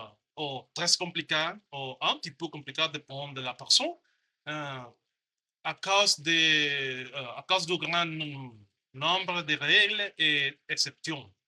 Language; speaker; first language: French; non-native, learner; Spanish